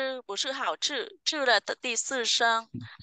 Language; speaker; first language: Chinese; non-native, learner; Vietnamese